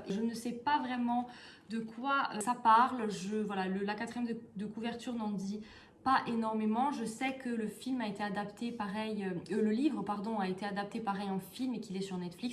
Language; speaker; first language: French; native; French